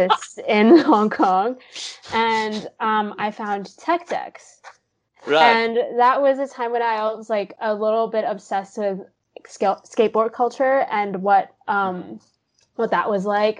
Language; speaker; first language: English; non-native, local second language; Cantonese